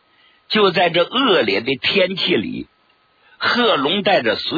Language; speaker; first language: Chinese; native; Chinese